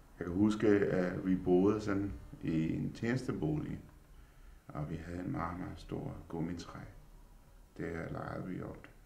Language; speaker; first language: Danish; non-native, fluent; Urdu